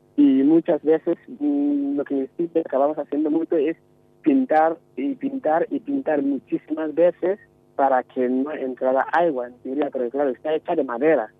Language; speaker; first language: Spanish; non-native, fluent; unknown